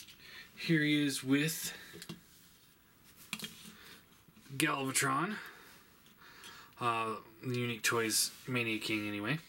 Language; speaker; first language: English; native; English